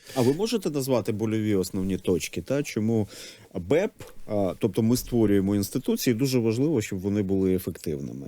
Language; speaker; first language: Ukrainian; native; Ukrainian